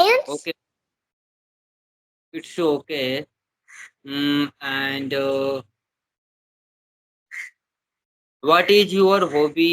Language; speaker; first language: English; non-native, learner; Hindi